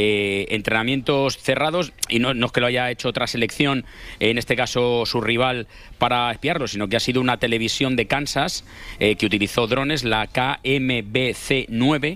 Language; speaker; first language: Spanish; native; Spanish